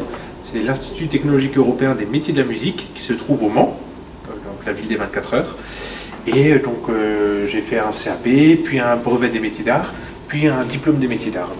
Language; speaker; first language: French; native; French